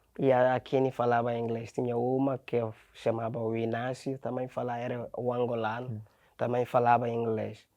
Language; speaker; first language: Portuguese; non-native, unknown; Akan